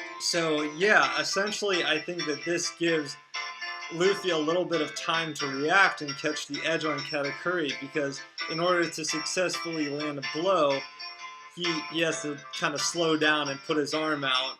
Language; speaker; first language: English; native; English